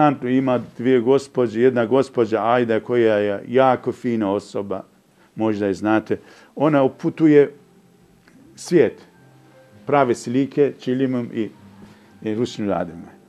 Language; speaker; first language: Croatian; non-native, fluent; Persian